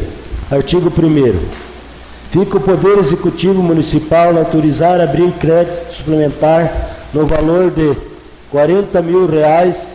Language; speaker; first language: Portuguese; native; Portuguese